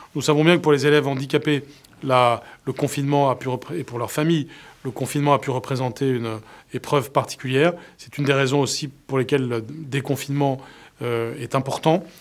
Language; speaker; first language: French; native; French